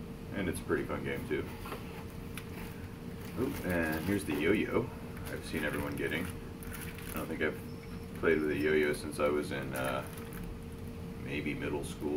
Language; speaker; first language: English; native; English